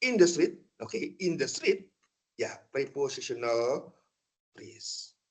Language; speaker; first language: English; non-native, fluent; Indonesian